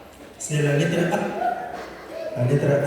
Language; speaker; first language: Spanish; non-native, fluent; Haitian Creole